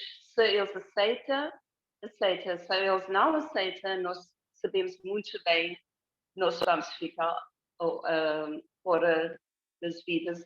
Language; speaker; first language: Portuguese; non-native, fluent; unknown